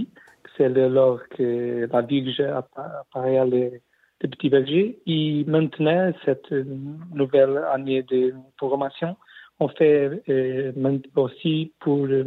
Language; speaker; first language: French; non-native, learner; Portuguese